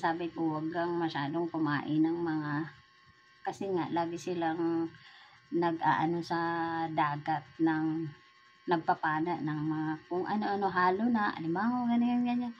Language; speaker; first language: Filipino; non-native, local second language; Cebuano